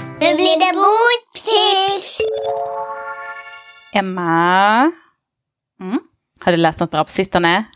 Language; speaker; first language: Swedish; native; Swedish